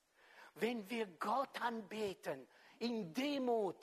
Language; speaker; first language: German; non-native, fluent; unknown